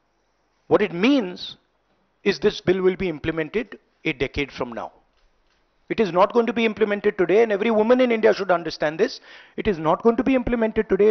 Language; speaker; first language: English; non-native, local second language; Hindi